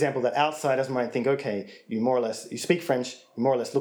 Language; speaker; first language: English; native; English